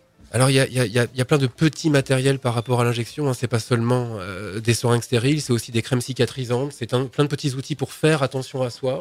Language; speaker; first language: French; native; French